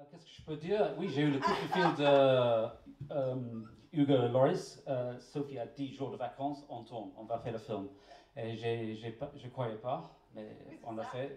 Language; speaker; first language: French; native; French